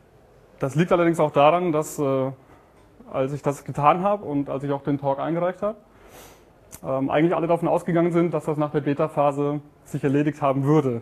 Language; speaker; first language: German; native; German